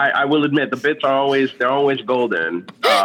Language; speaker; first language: English; early bilingual, other home language; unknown